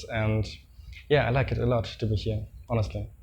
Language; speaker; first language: English; non-native, fluent; German